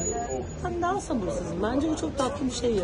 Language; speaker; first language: Turkish; native; Turkish